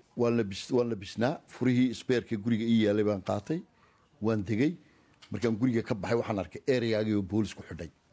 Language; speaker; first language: Somali; native; Somali